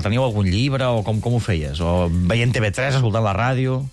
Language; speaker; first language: Catalan; native; Catalan